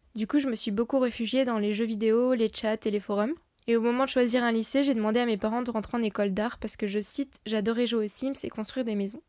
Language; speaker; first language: French; native; French